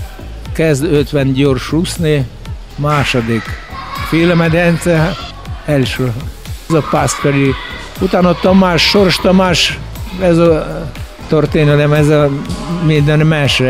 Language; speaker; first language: Hungarian; non-native, learner; Russian